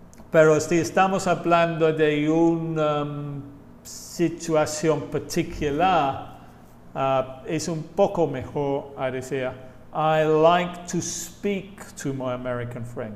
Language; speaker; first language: Spanish; non-native, fluent; English